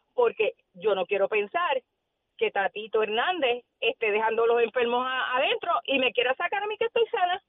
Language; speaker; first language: Spanish; native; Spanish